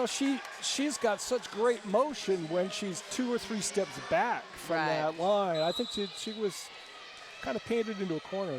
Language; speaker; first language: English; native; English